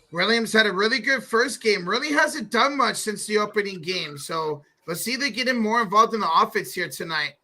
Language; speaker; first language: English; native; English